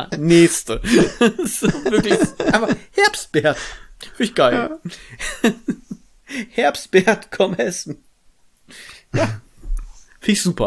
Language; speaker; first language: German; native; German